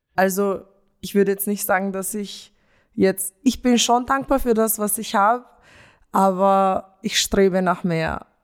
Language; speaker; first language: German; early bilingual, other home language; Romanian